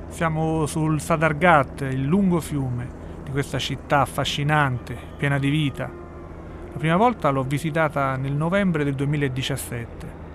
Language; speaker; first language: Italian; native; Italian